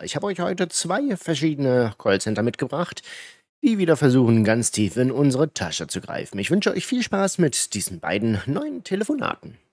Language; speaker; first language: German; native; German